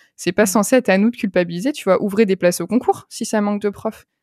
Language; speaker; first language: French; native; French